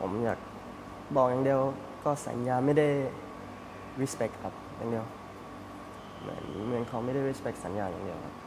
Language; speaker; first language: Thai; early bilingual, heritage; Thai